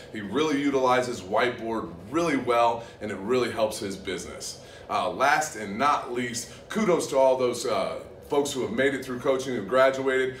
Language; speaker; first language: English; native; English